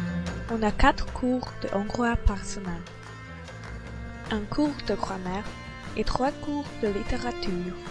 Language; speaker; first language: French; non-native, learner; Hungarian